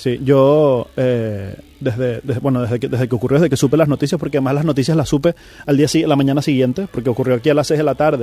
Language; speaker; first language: Spanish; native; Spanish